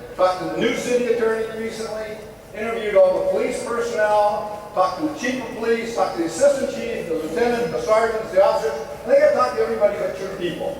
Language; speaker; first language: English; native; English